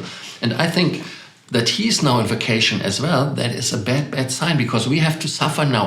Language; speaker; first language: English; non-native, fluent; German